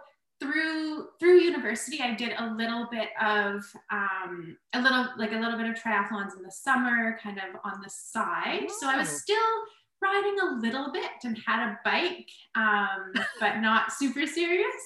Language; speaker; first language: English; native; English